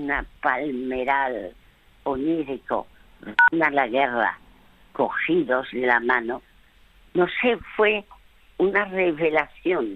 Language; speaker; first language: Spanish; early bilingual, other home language; French